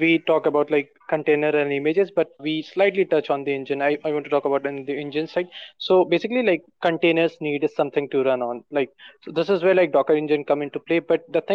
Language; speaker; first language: English; non-native, local second language; Hindi